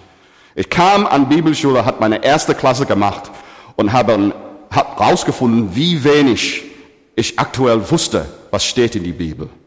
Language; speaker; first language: German; non-native, fluent; English